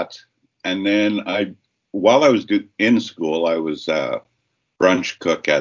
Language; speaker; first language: English; native; English